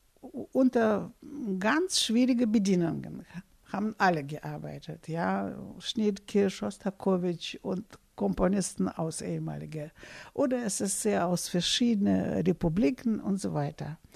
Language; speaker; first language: German; non-native, fluent; Russian